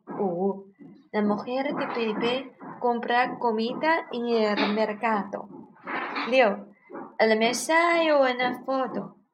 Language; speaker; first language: Spanish; non-native, learner; Chinese